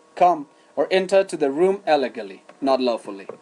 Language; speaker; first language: English; non-native, fluent; Persian